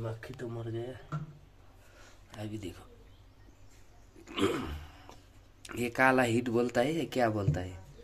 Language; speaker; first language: Hindi; non-native, local second language; Nepali